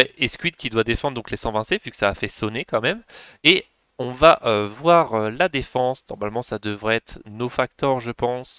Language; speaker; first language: French; native; French